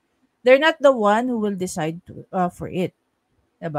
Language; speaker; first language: English; non-native, local second language; Filipino